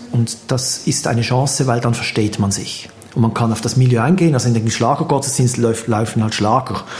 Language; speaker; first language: German; native; German